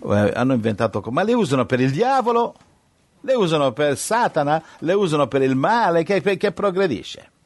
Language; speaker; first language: Italian; native; Italian